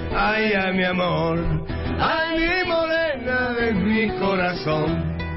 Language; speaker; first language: Spanish; native; Spanish